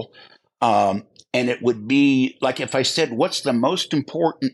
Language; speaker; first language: English; native; English